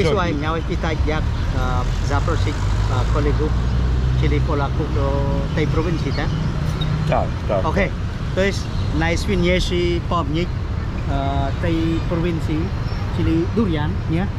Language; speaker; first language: Polish; non-native, learner; Khmer